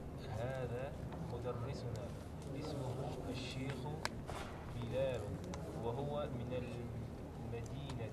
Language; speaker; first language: Arabic; non-native, learner; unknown